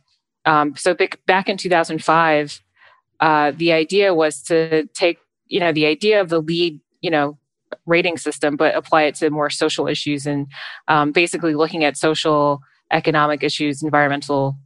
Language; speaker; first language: English; native; English